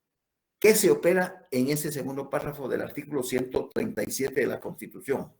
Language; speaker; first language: Spanish; native; Spanish